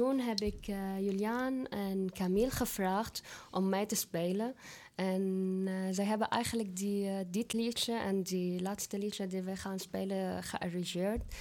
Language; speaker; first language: Dutch; non-native, fluent; Arabic